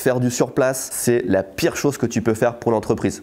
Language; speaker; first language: French; native; French